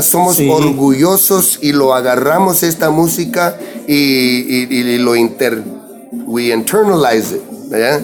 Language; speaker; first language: Spanish; early bilingual, heritage; English